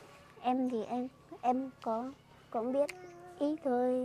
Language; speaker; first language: Vietnamese; non-native, local second language; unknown